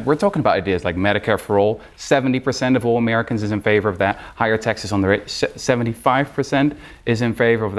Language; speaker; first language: English; non-native, fluent; Dutch